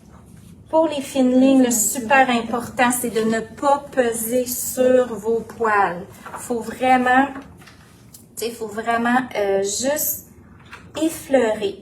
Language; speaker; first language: French; native; French